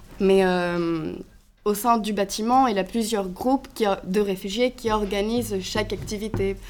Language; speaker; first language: French; non-native, fluent; Greek